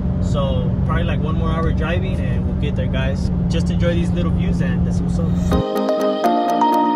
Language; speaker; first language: English; early bilingual, other home language; Spanish